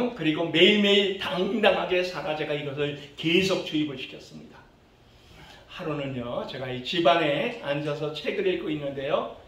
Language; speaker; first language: Korean; early bilingual, other home language; English